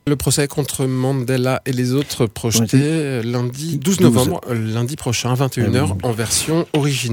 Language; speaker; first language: French; native; French